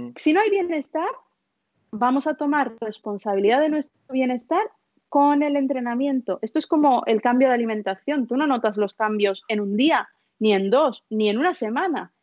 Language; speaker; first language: Spanish; early bilingual, other home language; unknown